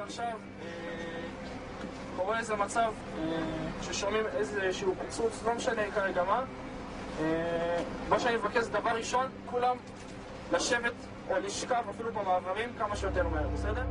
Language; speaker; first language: Hebrew; native; Hebrew